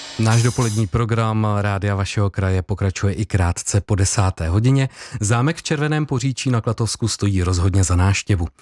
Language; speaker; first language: Czech; native; Czech